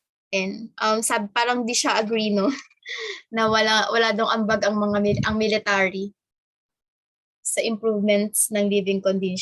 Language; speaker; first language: Filipino; native; Filipino